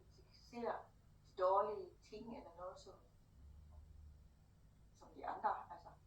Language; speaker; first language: Danish; non-native, fluent; Thai